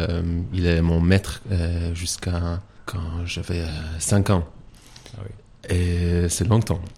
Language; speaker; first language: French; non-native, learner; Hebrew